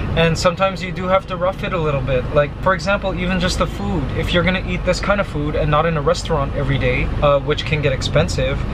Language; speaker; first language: English; native; English